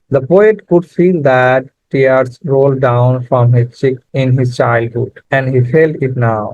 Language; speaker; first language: English; non-native, local second language; Bangla